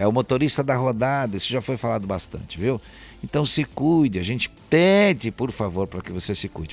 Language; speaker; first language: Portuguese; native; Portuguese